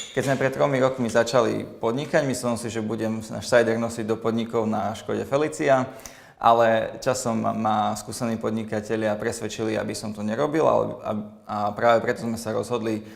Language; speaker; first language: Slovak; native; Slovak